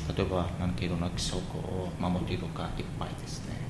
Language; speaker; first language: Japanese; non-native, fluent; Azerbaijani